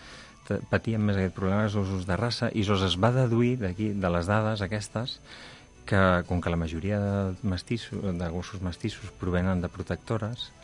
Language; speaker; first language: Catalan; native; Catalan